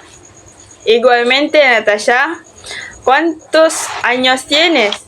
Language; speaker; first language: Spanish; non-native, learner; Malay